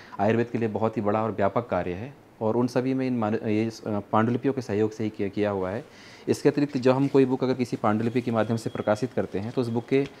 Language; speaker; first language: Hindi; native; Hindi